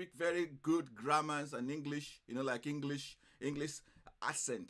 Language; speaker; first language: English; non-native, fluent; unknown